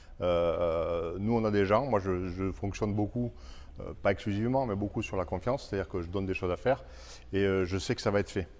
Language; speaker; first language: French; native; French